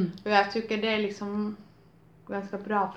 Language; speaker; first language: Swedish; non-native, local second language; Finnish